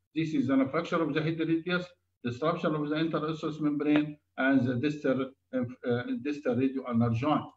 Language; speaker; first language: English; non-native, fluent; Arabic